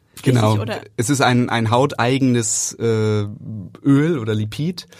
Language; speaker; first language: German; native; German